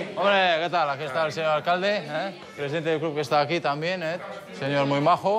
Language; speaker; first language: Spanish; non-native, fluent; Romanian